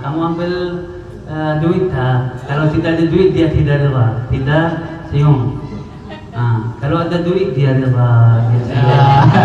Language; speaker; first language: Indonesian; non-native, learner; Arabic